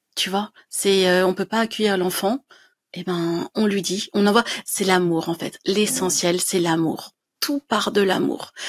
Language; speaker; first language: French; native; French